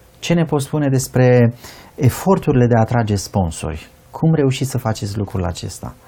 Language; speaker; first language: Romanian; native; Romanian